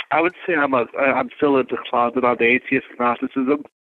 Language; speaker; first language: English; native; English